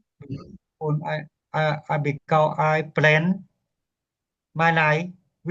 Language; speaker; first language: English; non-native, learner; Vietnamese